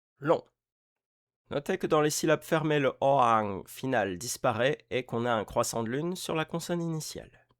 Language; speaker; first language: French; native; French